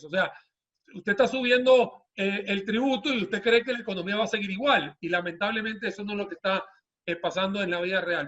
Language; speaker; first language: Spanish; native; Spanish